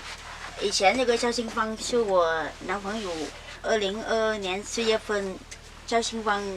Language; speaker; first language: Chinese; non-native, learner; Vietnamese